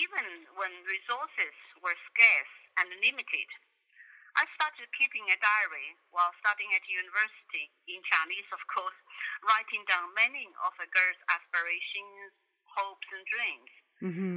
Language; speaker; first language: English; non-native, fluent; Chinese